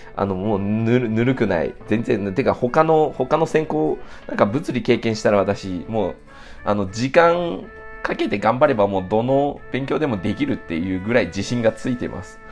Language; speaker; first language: Japanese; native; Japanese